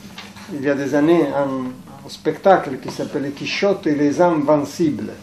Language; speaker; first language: French; non-native, fluent; Italian